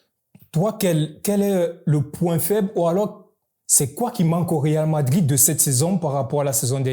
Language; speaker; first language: French; native; French